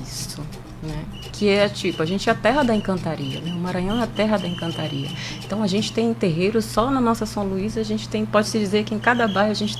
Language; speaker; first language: Portuguese; native; Portuguese